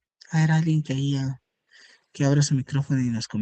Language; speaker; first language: Spanish; native; Spanish